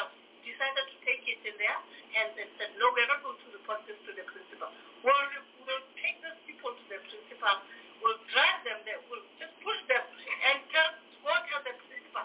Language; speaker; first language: English; non-native, local second language; Southern Sotho